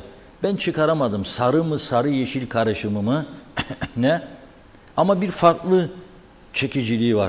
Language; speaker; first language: Turkish; native; Turkish